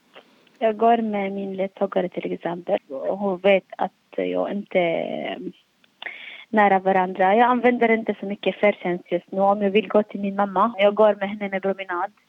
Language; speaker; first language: Swedish; non-native, fluent; Arabic